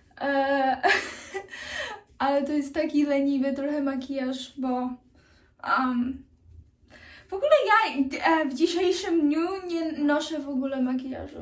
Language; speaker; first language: Polish; early bilingual, heritage; Polish